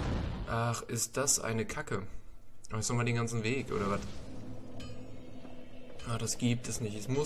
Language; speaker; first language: German; native; German